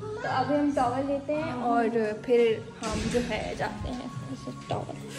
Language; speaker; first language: Urdu; native; Urdu